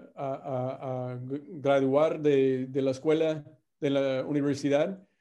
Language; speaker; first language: Spanish; non-native, fluent; English